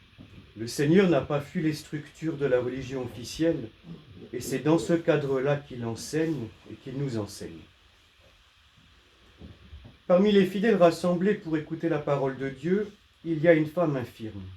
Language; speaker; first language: French; native; French